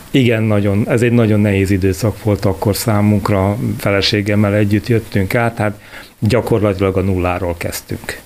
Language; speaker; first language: Hungarian; native; Hungarian